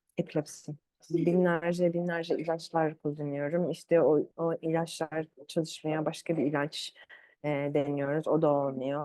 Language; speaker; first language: Turkish; early bilingual, other home language; Arabic